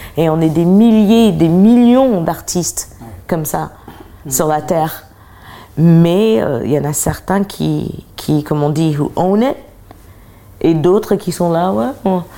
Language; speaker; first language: French; early bilingual, other home language; English